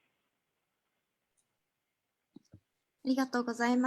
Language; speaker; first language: Japanese; native; Japanese